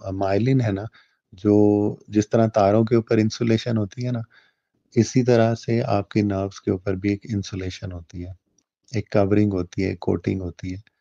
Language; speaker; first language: Urdu; native; Urdu